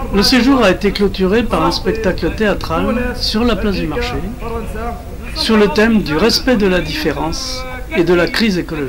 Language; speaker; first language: French; native; French